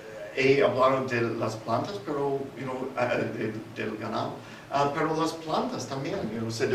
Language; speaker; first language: Spanish; non-native, fluent; English